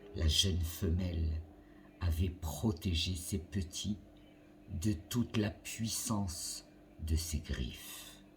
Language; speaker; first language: French; non-native, local second language; Arabic